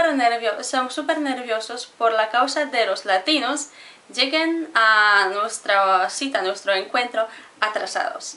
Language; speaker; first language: Spanish; non-native, fluent; Polish